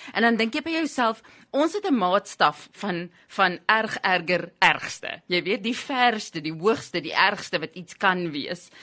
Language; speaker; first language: Afrikaans; native; Afrikaans